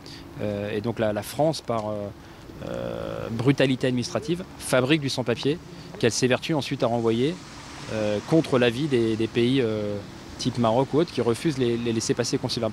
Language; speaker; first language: French; native; French